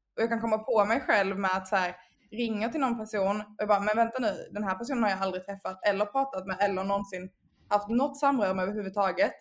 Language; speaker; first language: Swedish; native; Swedish